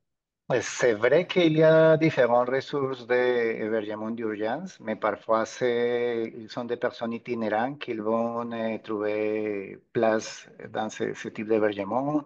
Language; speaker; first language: French; non-native, fluent; Spanish